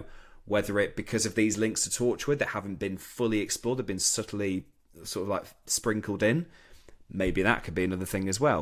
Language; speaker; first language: English; native; English